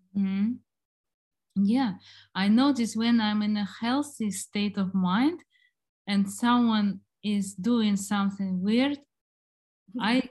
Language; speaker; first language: English; non-native, fluent; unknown